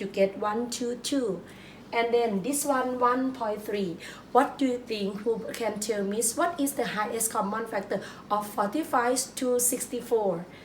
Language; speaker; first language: English; non-native, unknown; Thai